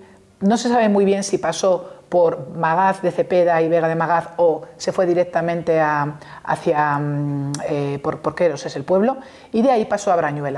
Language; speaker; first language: Spanish; native; Spanish